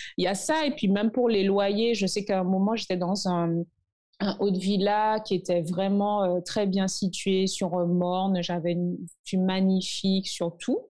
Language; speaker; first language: French; native; French